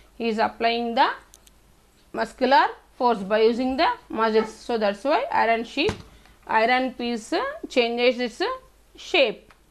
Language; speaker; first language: English; non-native, local second language; Telugu